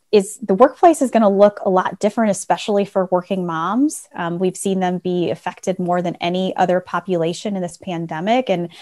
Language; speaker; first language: English; native; English